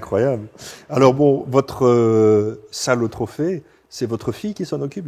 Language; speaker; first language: French; native; French